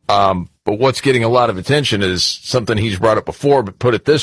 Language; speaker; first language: English; native; English